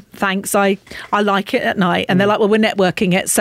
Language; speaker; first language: English; native; English